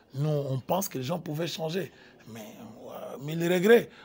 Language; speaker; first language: French; non-native, local second language; Lingala